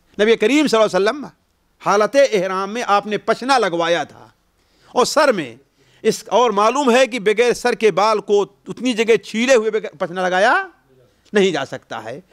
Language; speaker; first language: Urdu; native; Urdu